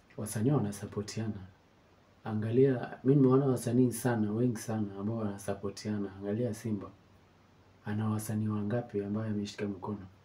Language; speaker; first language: Swahili; non-native, local second language; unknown